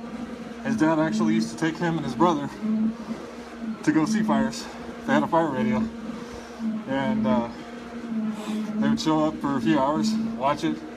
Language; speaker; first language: English; native; English